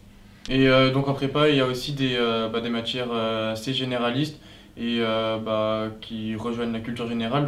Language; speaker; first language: French; native; French